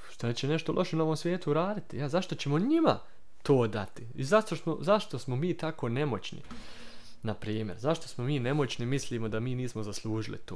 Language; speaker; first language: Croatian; early bilingual, heritage; Croatian